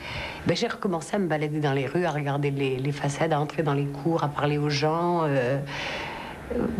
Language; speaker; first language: French; non-native, local second language; Arabic